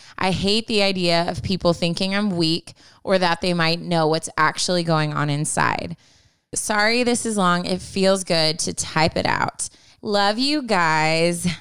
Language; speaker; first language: English; native; English